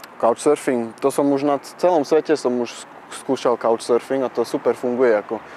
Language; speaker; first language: Slovak; early bilingual, heritage; Slovak